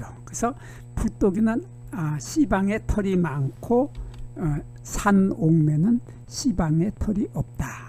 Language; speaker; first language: Korean; native; Korean